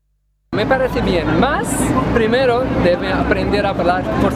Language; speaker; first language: Spanish; non-native, learner; Portuguese